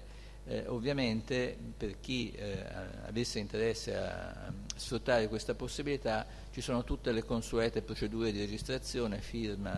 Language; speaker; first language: Italian; native; Italian